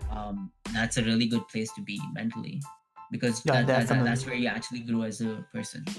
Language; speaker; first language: English; early bilingual, other home language; Hindi